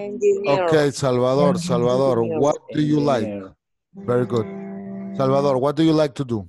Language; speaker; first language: English; non-native, fluent; Spanish